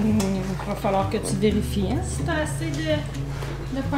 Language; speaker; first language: French; native; French